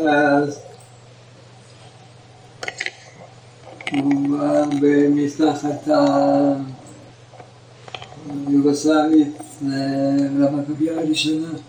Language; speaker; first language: Hebrew; early bilingual, other home language; Croatian